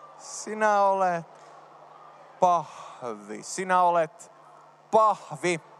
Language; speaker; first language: Finnish; early bilingual, heritage; Finnish